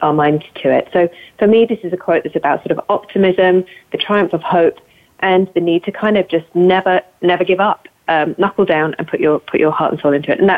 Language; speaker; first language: English; native; English